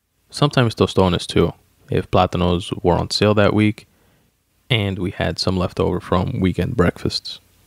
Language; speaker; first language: English; early bilingual, other home language; Spanish